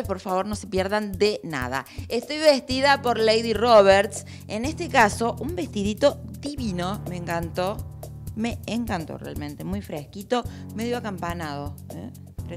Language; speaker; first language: Spanish; native; Spanish